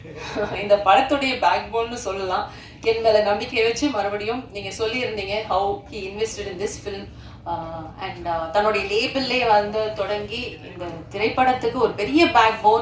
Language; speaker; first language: Tamil; native; Tamil